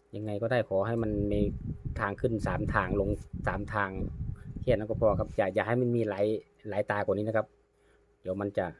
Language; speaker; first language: Thai; native; Thai